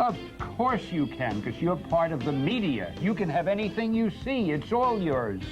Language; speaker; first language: English; native; English